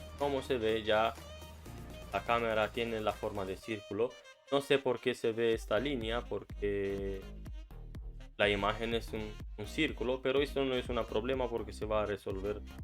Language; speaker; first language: Spanish; non-native, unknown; Romanian